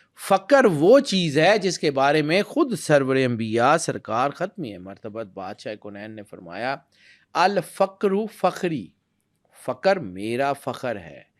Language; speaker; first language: Urdu; non-native, local second language; Punjabi